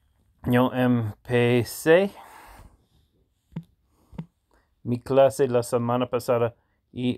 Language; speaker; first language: Spanish; non-native, learner; English